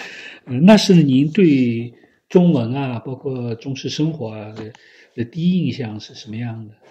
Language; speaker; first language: Chinese; native; Chinese